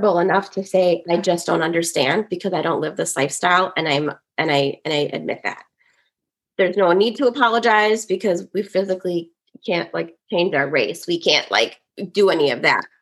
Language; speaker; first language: English; native; English